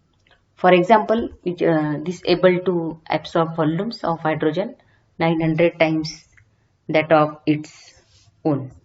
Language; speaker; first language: English; non-native, local second language; Marathi